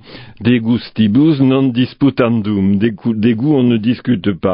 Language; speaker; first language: French; native; French